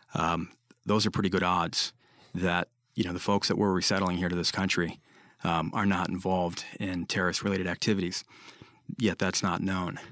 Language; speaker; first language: English; native; English